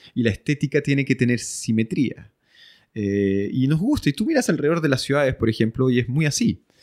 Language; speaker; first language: Spanish; early bilingual, other home language; French